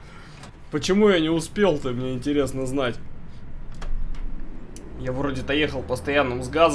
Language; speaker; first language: Russian; native; Russian